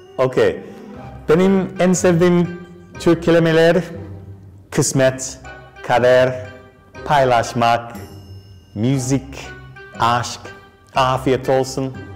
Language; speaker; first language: Turkish; non-native, learner; English